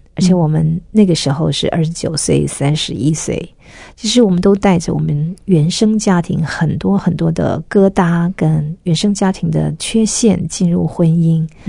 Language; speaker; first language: Chinese; native; Chinese